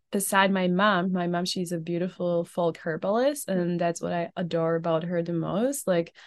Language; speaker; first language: English; non-native, fluent; Czech